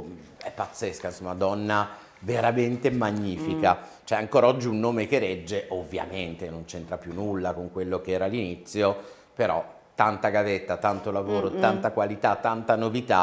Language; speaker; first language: Italian; native; Italian